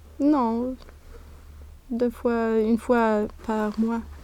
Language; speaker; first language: French; non-native, learner; Swedish